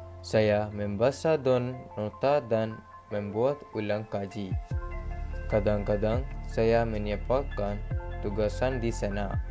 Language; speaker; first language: Malay; non-native, learner; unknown